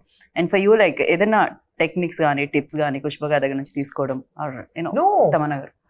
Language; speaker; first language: Telugu; native; Telugu